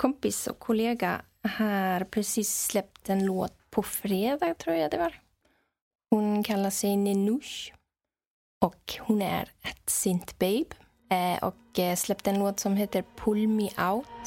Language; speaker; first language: Swedish; non-native, fluent; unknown